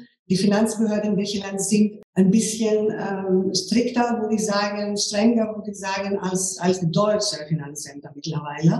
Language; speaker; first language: German; non-native, fluent; Greek